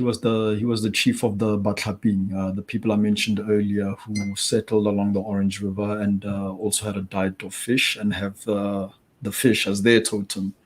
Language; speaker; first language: English; non-native, local second language; Tswana